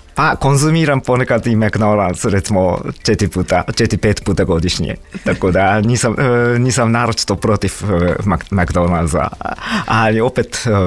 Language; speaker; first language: Serbian; non-native, fluent; Japanese